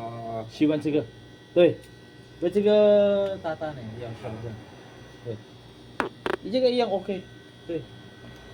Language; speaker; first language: Chinese; non-native, learner; Filipino